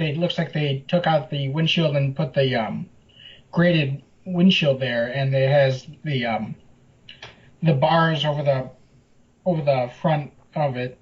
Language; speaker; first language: English; native; English